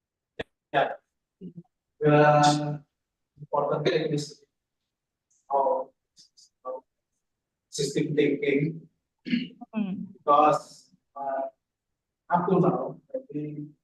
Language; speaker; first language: English; non-native, fluent; Indonesian